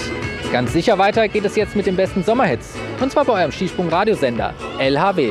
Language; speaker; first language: German; native; German